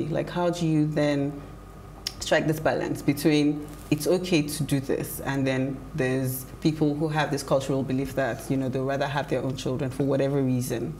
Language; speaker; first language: English; non-native, local second language; Yoruba